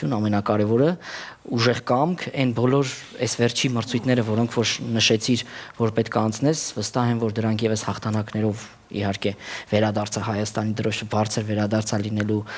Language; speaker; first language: Armenian; native; Armenian